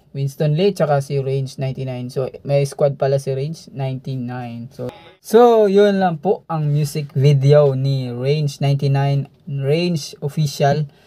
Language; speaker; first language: Filipino; non-native, local second language; Cebuano